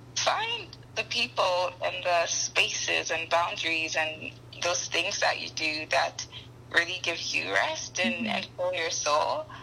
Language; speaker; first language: English; non-native, local second language; Akan